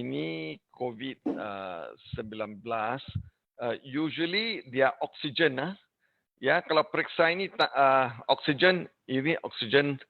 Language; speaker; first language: Indonesian; non-native, learner; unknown